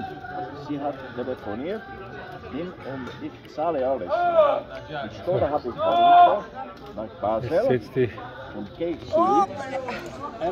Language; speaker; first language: German; non-native, learner; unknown